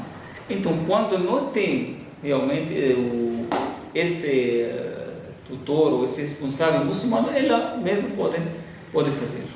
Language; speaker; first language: Portuguese; non-native, fluent; Arabic